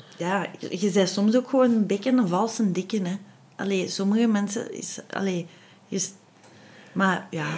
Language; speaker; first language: Dutch; native; Dutch